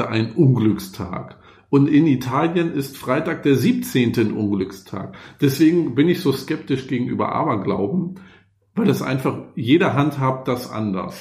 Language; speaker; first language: German; native; German